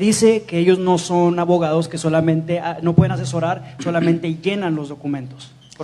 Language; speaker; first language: Spanish; native; Spanish